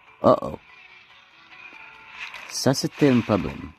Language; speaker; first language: French; non-native, learner; English